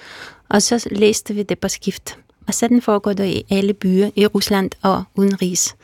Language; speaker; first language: Danish; non-native, fluent; Russian